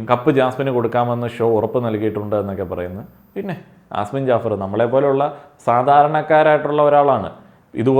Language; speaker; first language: Malayalam; native; Malayalam